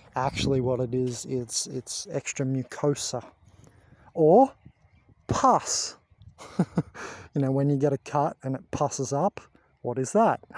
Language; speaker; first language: English; native; English